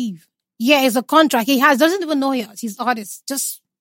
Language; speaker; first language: English; non-native, local second language; Igbo